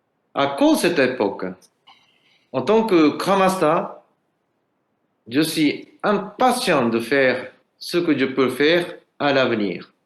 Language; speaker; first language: French; non-native, learner; Japanese